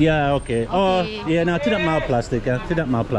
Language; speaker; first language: Indonesian; non-native, learner; English